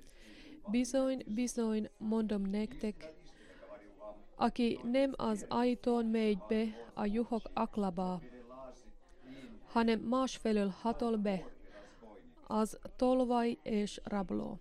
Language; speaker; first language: Hungarian; non-native, learner; Finnish